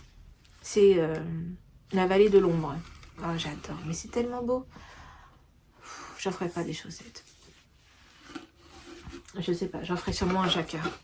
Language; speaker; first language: French; native; French